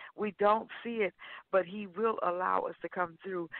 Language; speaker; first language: English; native; English